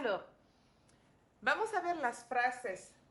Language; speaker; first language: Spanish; non-native, learner; French